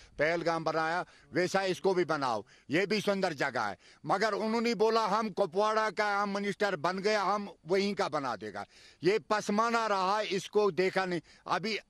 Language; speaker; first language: Hindi; non-native, local second language; Kashmiri